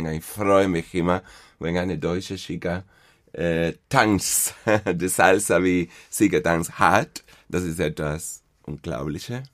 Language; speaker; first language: German; non-native, fluent; Spanish